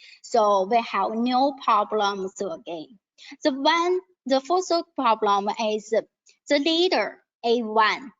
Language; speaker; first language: English; non-native, learner; Chinese